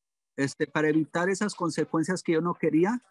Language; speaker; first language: Spanish; early bilingual, heritage; English